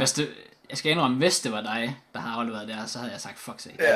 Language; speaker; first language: Danish; native; Danish